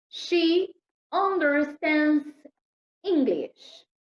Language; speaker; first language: English; non-native, learner; Spanish